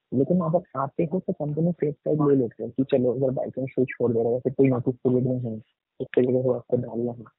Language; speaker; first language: Hindi; non-native, local second language; Bangla